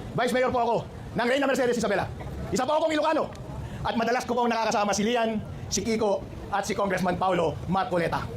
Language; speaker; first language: Filipino; non-native, local second language; Iloko